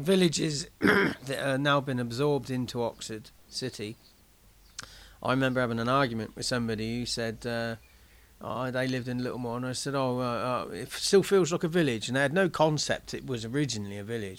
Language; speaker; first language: English; native; English